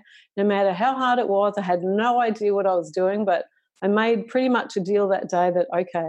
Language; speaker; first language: English; native; English